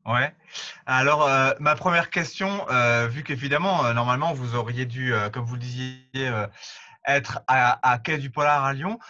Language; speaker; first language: French; native; French